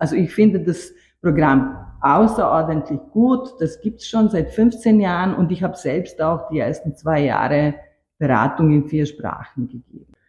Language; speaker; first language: German; non-native, fluent; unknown